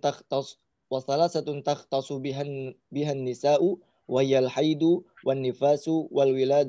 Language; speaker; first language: Arabic; non-native, learner; Indonesian